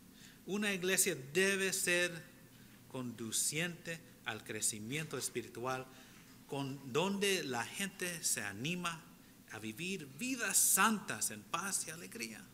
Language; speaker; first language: Spanish; early bilingual, heritage; English